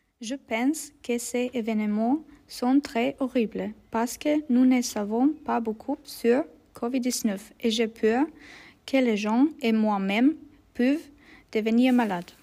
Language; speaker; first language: French; non-native, learner; German